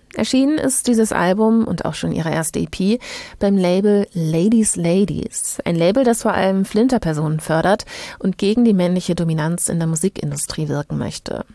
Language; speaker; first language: German; native; German